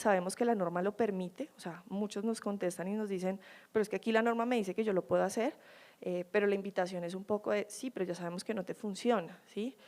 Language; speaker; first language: Spanish; native; Spanish